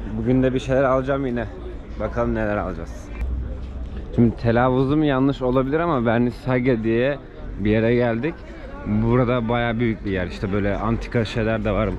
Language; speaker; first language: Turkish; native; Turkish